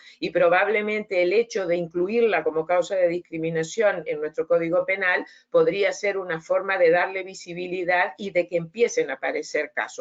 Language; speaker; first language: Spanish; native; Spanish